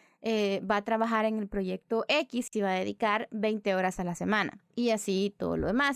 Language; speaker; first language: Spanish; native; Spanish